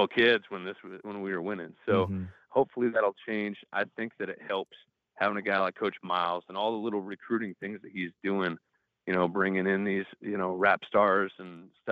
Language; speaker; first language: English; native; English